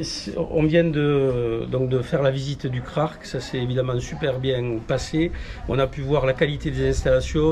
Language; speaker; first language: French; native; French